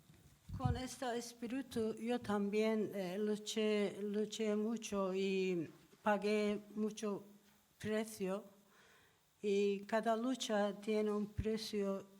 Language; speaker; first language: Spanish; non-native, learner; Turkish